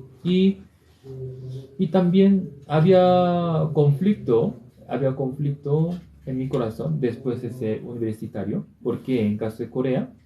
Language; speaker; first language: Spanish; non-native, learner; Korean